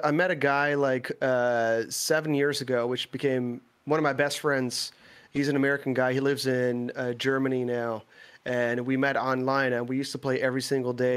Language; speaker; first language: English; non-native, fluent; Dutch